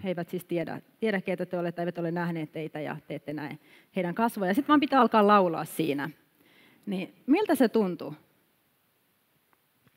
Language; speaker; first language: Finnish; native; Finnish